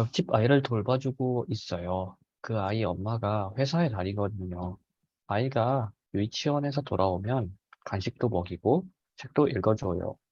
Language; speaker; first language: Korean; non-native, learner; Indonesian